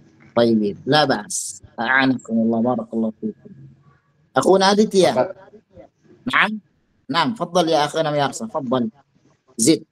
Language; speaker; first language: Arabic; non-native, fluent; Indonesian